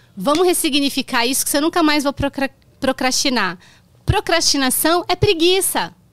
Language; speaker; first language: Portuguese; native; Portuguese